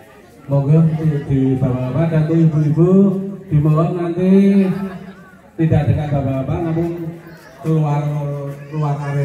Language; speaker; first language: Indonesian; non-native, local second language; Javanese